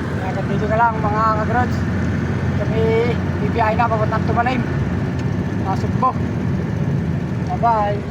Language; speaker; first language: Filipino; native; Filipino